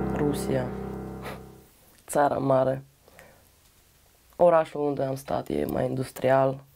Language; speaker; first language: Romanian; non-native, learner; Russian